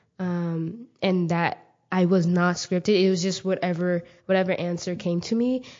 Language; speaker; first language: English; early bilingual, other home language; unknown